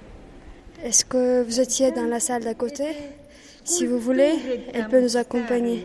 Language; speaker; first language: French; non-native, fluent; Russian